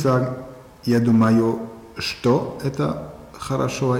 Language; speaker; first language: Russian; non-native, learner; German